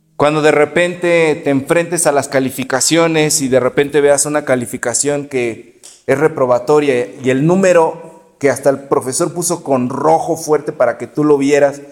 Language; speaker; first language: Spanish; native; Spanish